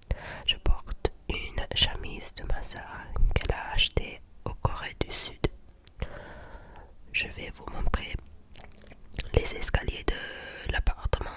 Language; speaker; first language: French; non-native, learner; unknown